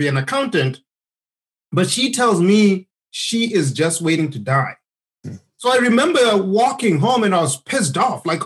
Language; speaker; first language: English; non-native, local second language; Shona